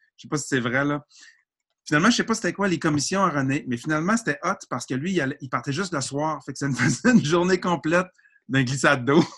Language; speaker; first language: French; native; French